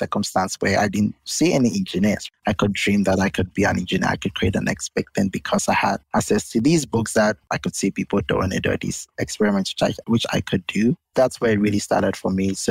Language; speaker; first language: English; non-native, local second language; Akan